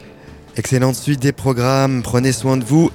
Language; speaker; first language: French; native; French